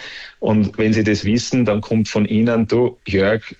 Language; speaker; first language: German; native; German